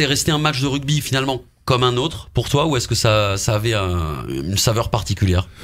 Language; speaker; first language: French; native; French